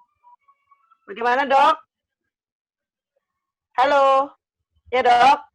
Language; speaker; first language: Indonesian; native; Indonesian